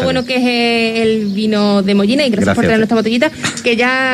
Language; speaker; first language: Spanish; native; Spanish